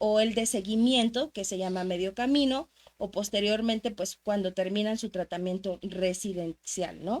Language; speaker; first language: Spanish; native; Spanish